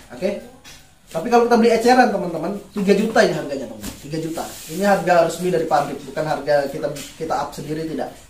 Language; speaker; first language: Indonesian; native; Indonesian